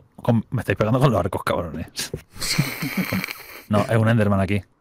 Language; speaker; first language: Spanish; native; Spanish